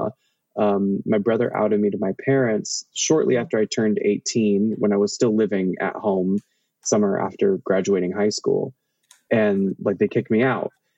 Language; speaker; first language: English; native; English